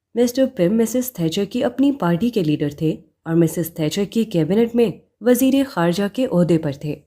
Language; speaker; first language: Urdu; native; Urdu